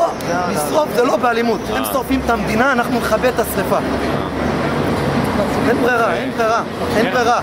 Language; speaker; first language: Hebrew; native; Hebrew